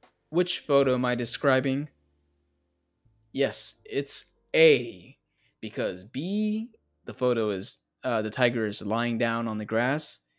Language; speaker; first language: English; native; English